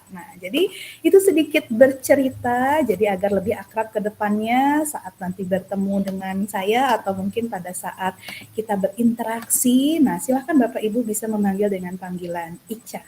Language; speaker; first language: Indonesian; native; Indonesian